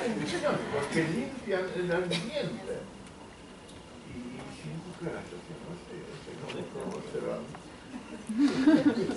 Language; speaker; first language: Spanish; non-native, fluent; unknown